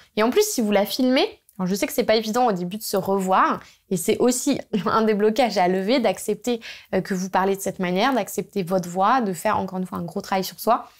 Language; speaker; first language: French; native; French